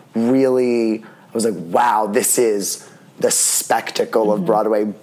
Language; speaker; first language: English; native; English